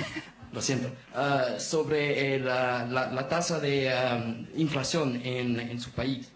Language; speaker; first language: Spanish; non-native, learner; English